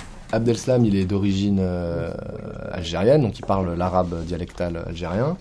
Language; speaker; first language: French; native; French